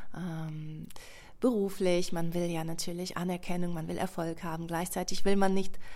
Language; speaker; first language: German; non-native, fluent; Russian